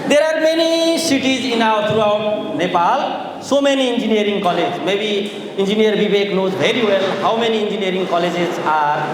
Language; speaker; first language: English; non-native, local second language; Nepali